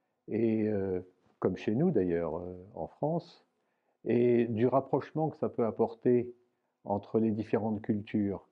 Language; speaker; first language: French; early bilingual, heritage; French